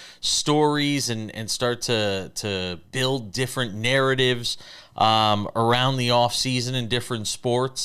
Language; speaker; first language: English; native; English